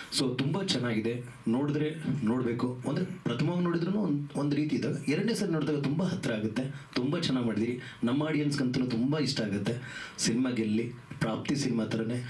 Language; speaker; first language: Kannada; native; Kannada